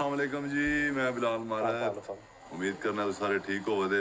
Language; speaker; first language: Hindi; non-native, local second language; Punjabi